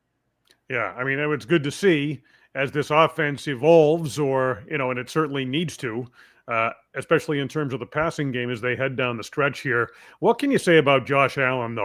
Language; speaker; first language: English; native; English